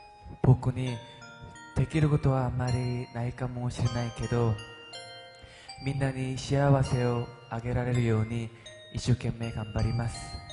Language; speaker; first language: Japanese; non-native, learner; Korean